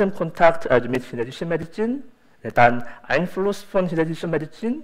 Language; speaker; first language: German; non-native, fluent; Korean